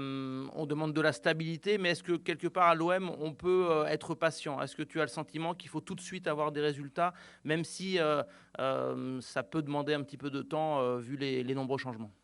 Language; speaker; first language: French; native; French